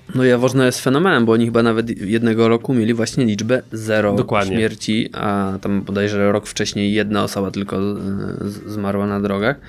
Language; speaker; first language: Polish; native; Polish